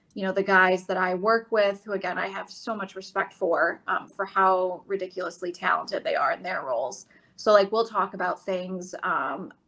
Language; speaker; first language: English; native; English